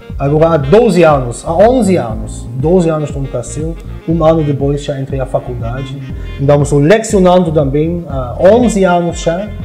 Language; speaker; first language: Portuguese; non-native, fluent; German